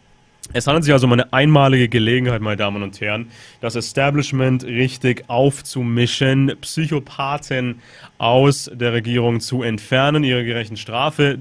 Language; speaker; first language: German; native; German